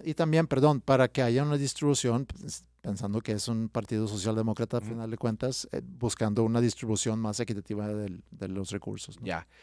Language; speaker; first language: Spanish; non-native, fluent; Swedish